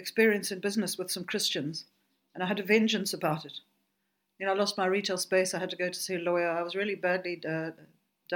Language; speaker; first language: English; native; English